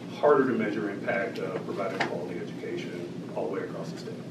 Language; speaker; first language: English; native; English